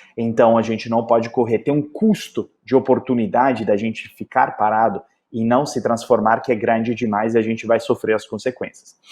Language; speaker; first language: Portuguese; non-native, fluent; Italian